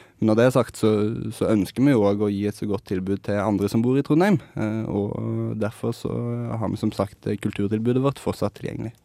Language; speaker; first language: Norwegian; native; Norwegian